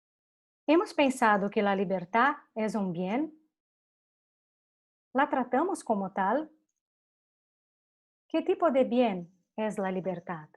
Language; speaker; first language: Spanish; non-native, fluent; Portuguese